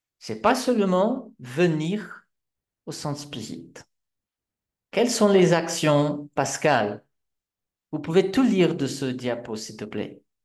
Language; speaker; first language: French; non-native, fluent; Portuguese